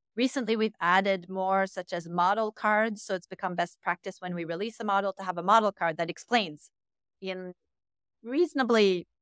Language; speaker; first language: English; native; English